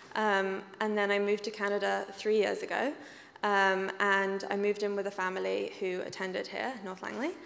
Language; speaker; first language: English; native; English